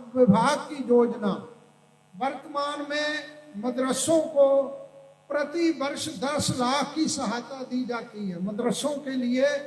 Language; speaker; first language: Hindi; non-native, local second language; Punjabi